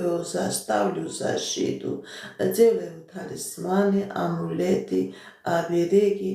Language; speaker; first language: Russian; non-native, fluent; Armenian